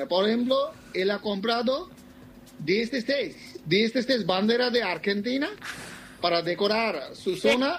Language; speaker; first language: Spanish; non-native, fluent; Bangla